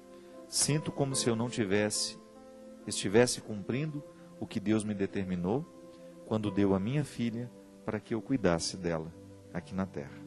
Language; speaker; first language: Portuguese; native; Portuguese